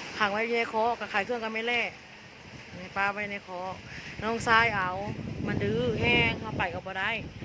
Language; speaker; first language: Thai; native; Thai